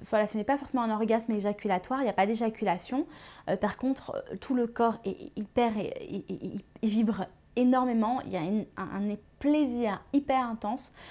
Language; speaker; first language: French; native; French